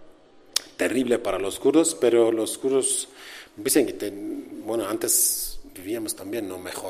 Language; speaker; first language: Spanish; non-native, learner; Kurdish